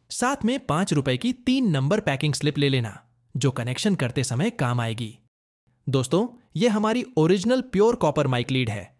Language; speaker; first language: Hindi; native; Hindi